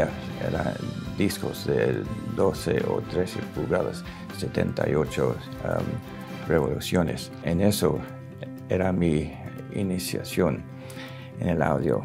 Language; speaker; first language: Spanish; non-native, local second language; English